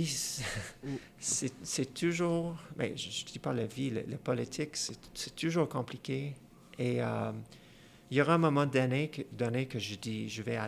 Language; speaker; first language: French; non-native, fluent; Persian